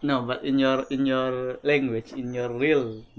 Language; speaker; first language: English; non-native, learner; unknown